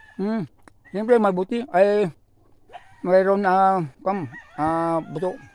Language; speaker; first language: Filipino; non-native, local second language; Iloko